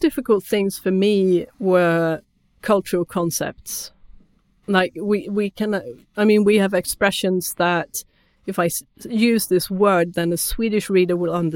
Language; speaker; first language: English; non-native, fluent; Swedish